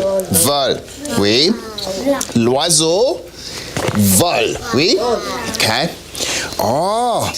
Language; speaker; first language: French; non-native, fluent; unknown